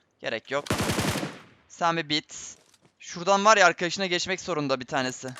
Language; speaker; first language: Turkish; native; Turkish